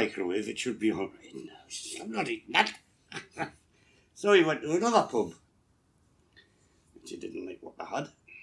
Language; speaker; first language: English; native; English